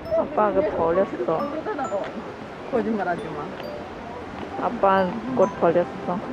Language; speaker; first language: Korean; non-native, fluent; Thai